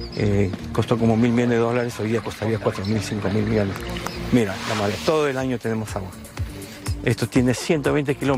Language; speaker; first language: Spanish; native; Spanish